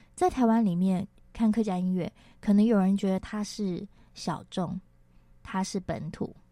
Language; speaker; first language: Chinese; non-native, local second language; Hakka Chinese